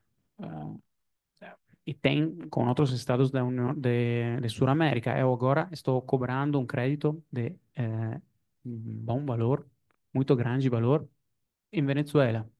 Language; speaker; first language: Portuguese; non-native, fluent; Italian